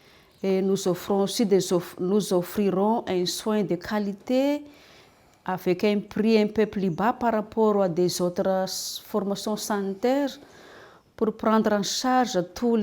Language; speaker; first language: French; non-native, local second language; Malagasy